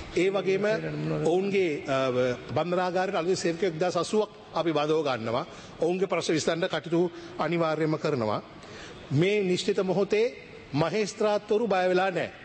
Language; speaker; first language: Sinhala; native; Sinhala